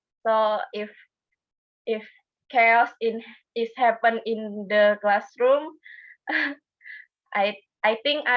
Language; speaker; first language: English; non-native, learner; Indonesian